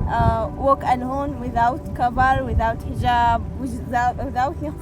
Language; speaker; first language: English; non-native, learner; Arabic